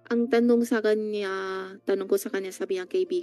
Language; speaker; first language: Filipino; non-native, learner; Chinese